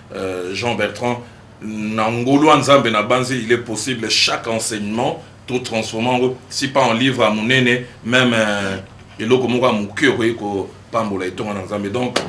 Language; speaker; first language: Lingala; native; Lingala